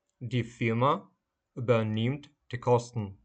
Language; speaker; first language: German; non-native, fluent; Ukrainian